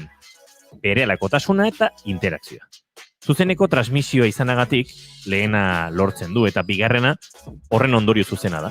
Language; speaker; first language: Basque; native; Basque